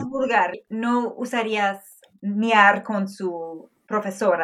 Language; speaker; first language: Spanish; non-native, fluent; English